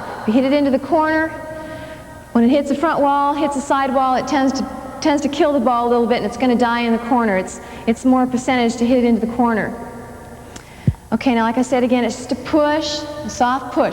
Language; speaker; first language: English; native; English